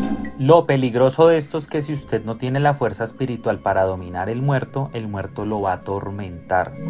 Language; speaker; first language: Spanish; native; Spanish